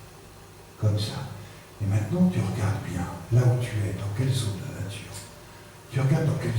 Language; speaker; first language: French; native; French